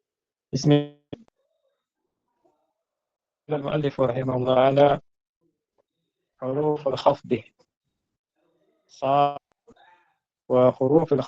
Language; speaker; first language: Arabic; non-native, learner; Indonesian